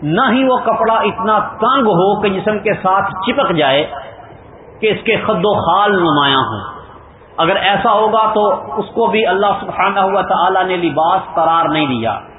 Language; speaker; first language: Urdu; non-native, local second language; Punjabi